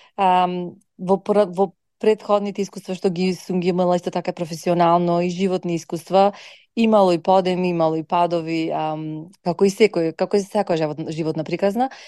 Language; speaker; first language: Macedonian; native; Macedonian